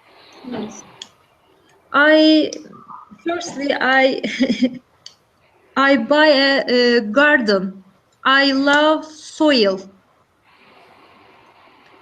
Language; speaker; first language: English; non-native, learner; Turkish